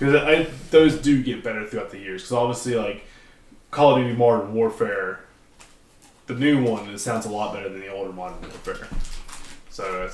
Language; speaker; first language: English; native; English